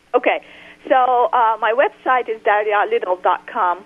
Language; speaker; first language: English; non-native, fluent; Turkish